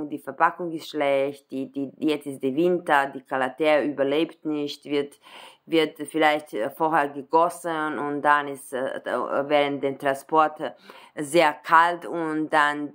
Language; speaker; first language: German; non-native, fluent; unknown